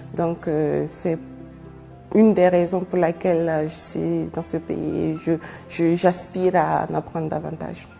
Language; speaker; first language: French; non-native, local second language; Mossi